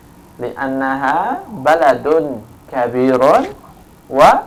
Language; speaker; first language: Arabic; non-native, fluent; Indonesian